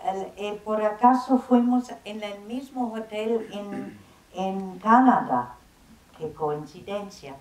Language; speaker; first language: Spanish; non-native, fluent; German